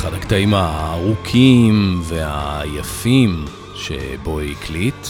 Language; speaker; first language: Hebrew; native; Hebrew